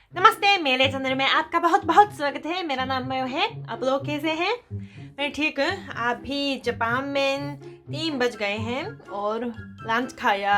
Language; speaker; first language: Hindi; non-native, fluent; Japanese